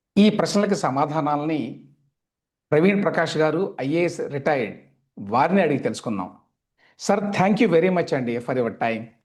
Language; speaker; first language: Telugu; native; Telugu